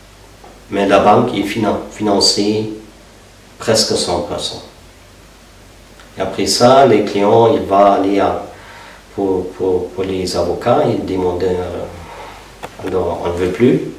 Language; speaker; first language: French; non-native, fluent; German